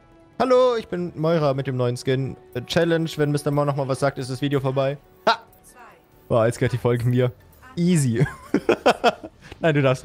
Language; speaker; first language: German; native; German